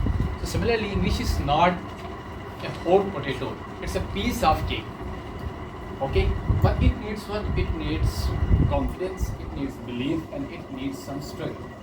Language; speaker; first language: English; non-native, fluent; Urdu